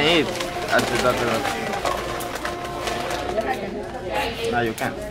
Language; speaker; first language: English; non-native, fluent; Portuguese